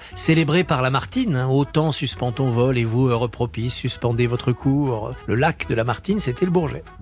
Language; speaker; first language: French; native; French